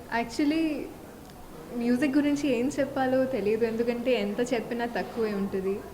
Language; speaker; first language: Telugu; non-native, fluent; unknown